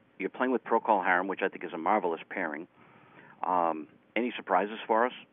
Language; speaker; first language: English; native; English